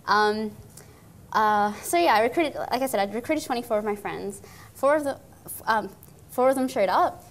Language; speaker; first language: English; native; English